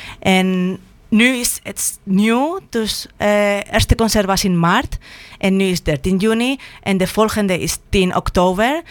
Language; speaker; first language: Dutch; non-native, fluent; Spanish